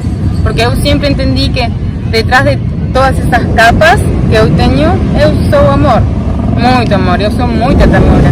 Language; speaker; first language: Portuguese; non-native, learner; Spanish